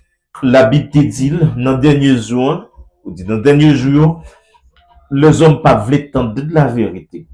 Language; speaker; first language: French; non-native, learner; Haitian Creole